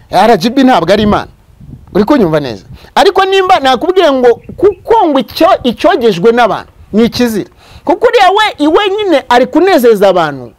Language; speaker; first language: Kinyarwanda; native; Kinyarwanda